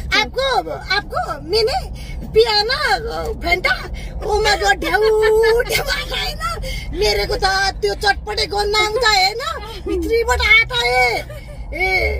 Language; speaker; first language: Hindi; non-native, learner; Nepali